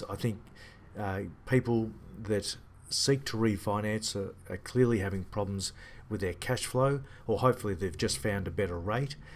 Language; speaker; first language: English; native; English